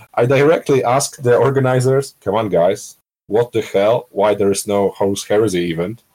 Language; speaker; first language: English; non-native, fluent; Polish